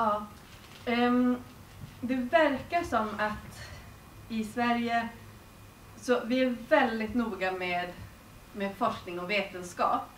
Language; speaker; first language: Swedish; native; Swedish